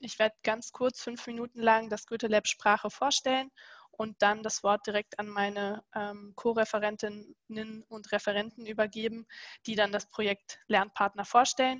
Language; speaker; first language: German; native; German